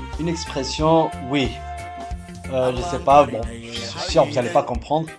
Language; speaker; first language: French; non-native, local second language; Somali